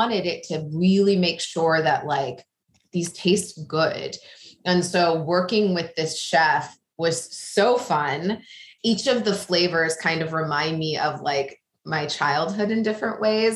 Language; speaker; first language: English; native; English